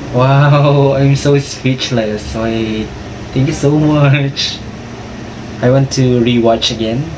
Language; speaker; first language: English; non-native, local second language; Filipino